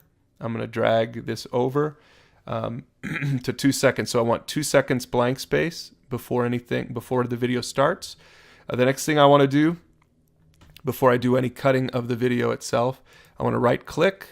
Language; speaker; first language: English; native; English